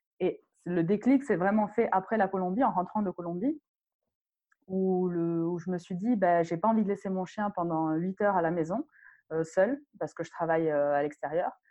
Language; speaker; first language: French; non-native, local second language; Arabic